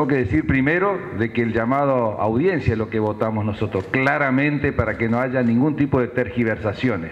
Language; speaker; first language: Spanish; native; Spanish